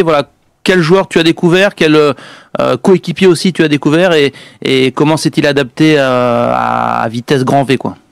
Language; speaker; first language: French; native; French